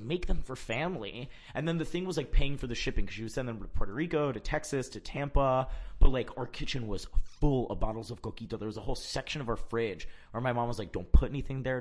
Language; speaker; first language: English; early bilingual, other home language; Spanish